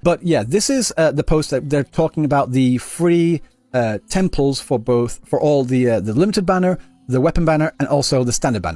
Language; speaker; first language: English; native; English